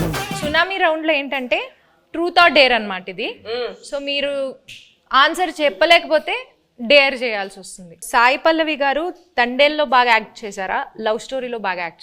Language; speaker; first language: Telugu; native; Telugu